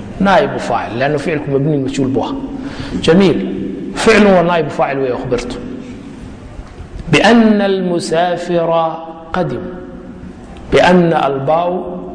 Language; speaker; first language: Arabic; non-native, fluent; Somali